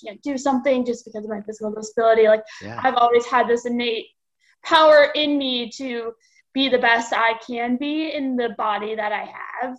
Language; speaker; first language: English; native; English